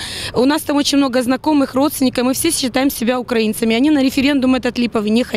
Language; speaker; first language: Russian; native; Russian